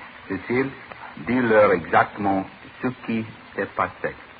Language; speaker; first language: French; non-native, fluent; English